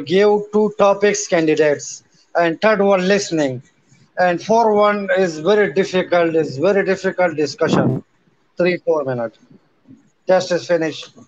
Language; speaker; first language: English; non-native, learner; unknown